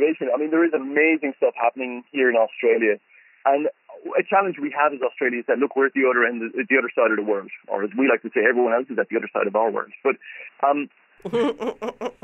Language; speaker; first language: English; native; English